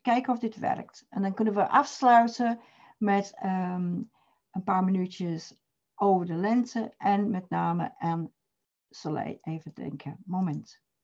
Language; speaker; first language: Dutch; non-native, fluent; English